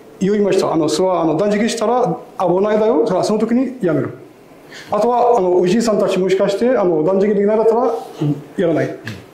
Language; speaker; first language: Japanese; non-native, learner; Arabic